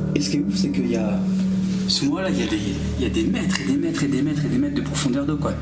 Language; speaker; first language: French; native; French